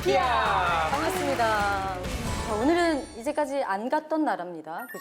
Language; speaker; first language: Korean; native; Korean